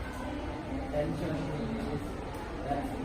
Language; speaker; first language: English; non-native, learner; Indonesian